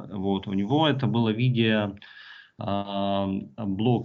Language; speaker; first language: Russian; native; Russian